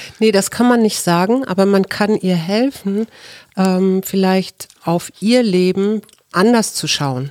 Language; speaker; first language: German; native; German